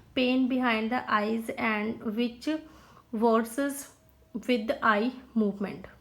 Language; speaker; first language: English; non-native, local second language; Punjabi